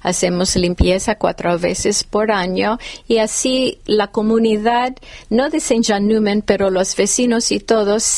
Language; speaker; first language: Spanish; non-native, fluent; English